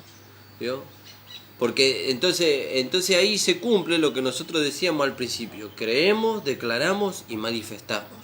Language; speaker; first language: Spanish; native; Spanish